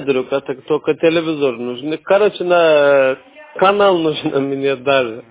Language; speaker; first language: Russian; non-native, learner; Azerbaijani